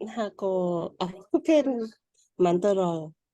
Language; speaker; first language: Korean; non-native, learner; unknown